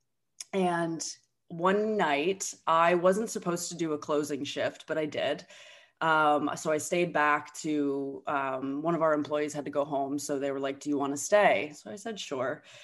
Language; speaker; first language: English; native; English